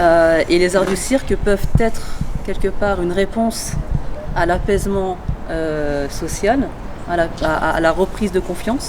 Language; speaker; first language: French; native; French